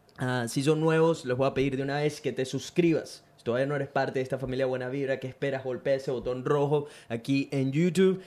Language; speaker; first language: Spanish; native; Spanish